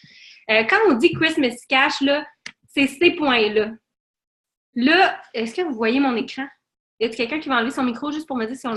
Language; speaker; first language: French; native; French